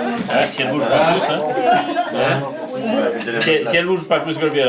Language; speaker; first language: French; native; French